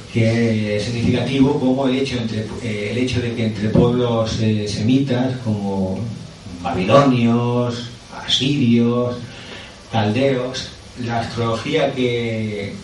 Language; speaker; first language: Spanish; native; Spanish